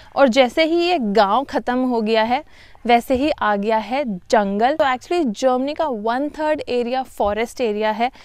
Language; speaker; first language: Hindi; native; Hindi